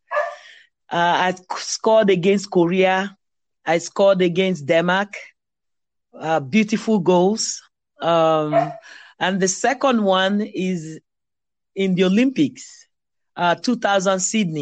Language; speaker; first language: English; non-native, local second language; Igbo